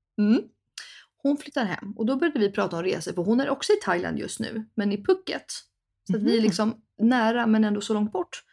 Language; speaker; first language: Swedish; native; Swedish